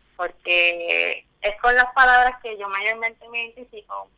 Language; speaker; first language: Spanish; native; Spanish